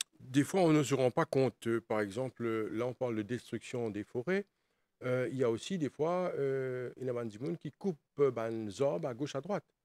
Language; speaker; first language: French; non-native, local second language; Morisyen